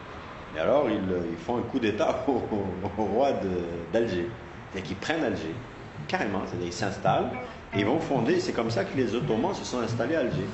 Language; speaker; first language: French; non-native, local second language; Arabic